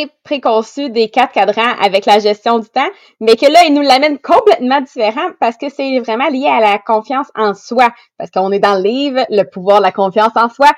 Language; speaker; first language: French; native; French